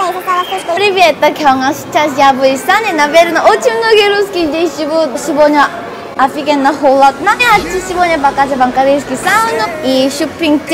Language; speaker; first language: Russian; non-native, learner; Korean